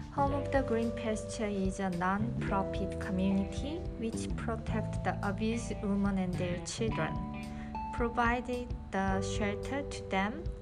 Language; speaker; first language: English; non-native, learner; Korean